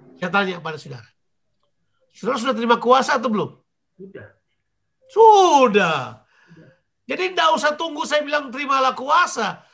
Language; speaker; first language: Indonesian; native; Indonesian